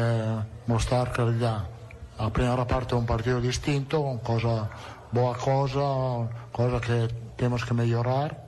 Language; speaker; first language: Portuguese; non-native, learner; Italian